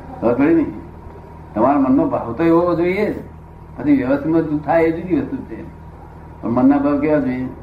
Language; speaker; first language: Gujarati; native; Gujarati